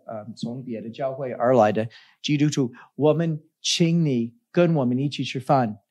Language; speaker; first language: Chinese; non-native, fluent; English